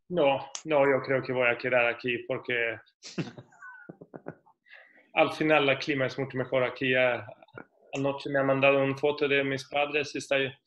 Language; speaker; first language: Spanish; non-native, fluent; Swedish